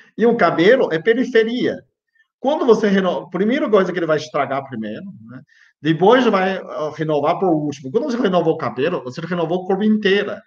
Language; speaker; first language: Portuguese; non-native, fluent; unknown